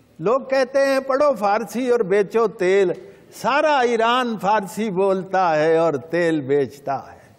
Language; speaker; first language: Urdu; non-native, local second language; Punjabi